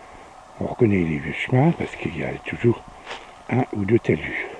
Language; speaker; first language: French; native; French